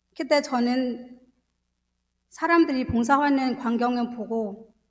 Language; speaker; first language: Korean; non-native, fluent; Burmese